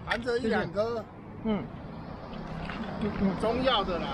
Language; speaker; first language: Chinese; native; Chinese